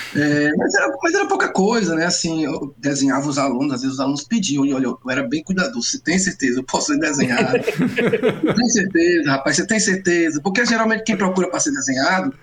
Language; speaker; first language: Portuguese; native; Portuguese